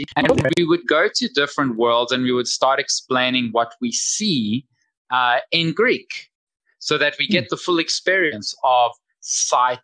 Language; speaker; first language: English; native; English